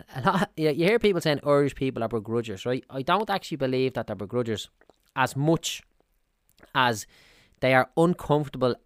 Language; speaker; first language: English; native; English